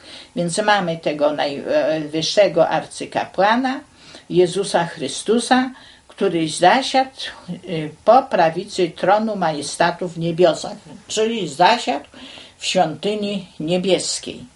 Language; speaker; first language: Polish; native; Polish